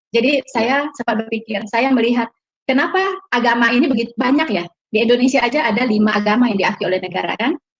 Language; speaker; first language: Indonesian; native; Indonesian